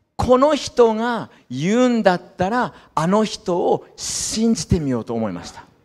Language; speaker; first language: Japanese; early bilingual, heritage; Japanese